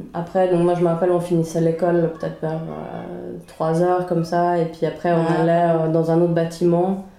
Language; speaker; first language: French; early bilingual, other home language; Swedish